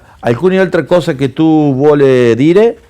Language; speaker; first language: Italian; non-native, local second language; Spanish